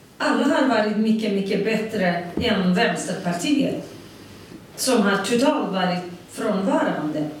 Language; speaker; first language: Swedish; non-native, fluent; Central Kurdish